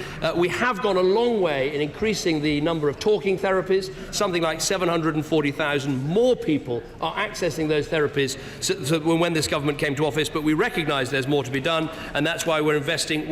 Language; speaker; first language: English; native; English